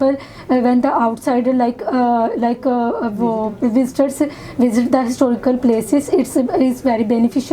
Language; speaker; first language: English; non-native, learner; Urdu